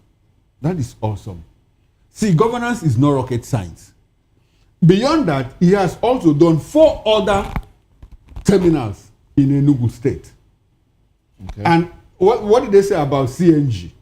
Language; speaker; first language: English; non-native, local second language; Igbo